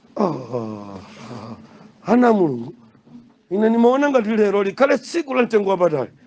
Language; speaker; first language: Nyanja; native; Nyanja